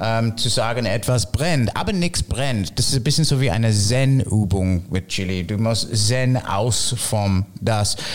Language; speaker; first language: German; non-native, fluent; English